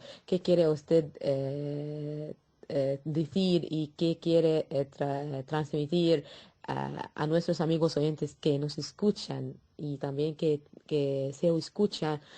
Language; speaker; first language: Spanish; non-native, fluent; Arabic